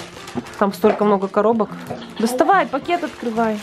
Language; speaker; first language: Russian; native; Russian